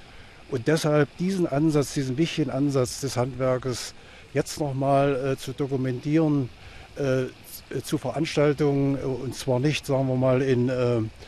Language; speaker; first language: German; native; German